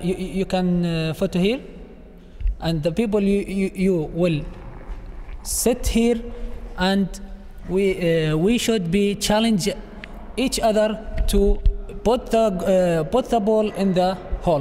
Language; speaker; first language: English; non-native, learner; Arabic